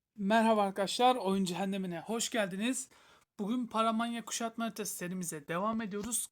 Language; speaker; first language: Turkish; native; Turkish